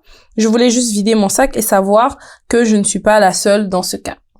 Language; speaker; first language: French; native; French